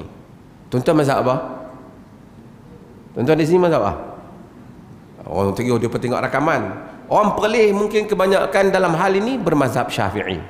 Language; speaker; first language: Malay; native; Malay